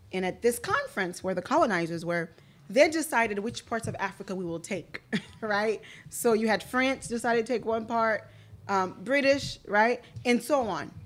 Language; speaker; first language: English; early bilingual, other home language; Haitian Creole